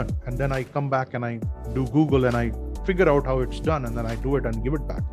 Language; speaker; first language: English; non-native, local second language; Hindi